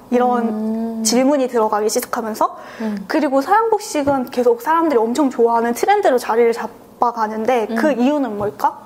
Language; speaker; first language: Korean; native; Korean